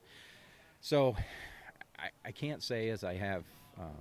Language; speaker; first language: English; native; English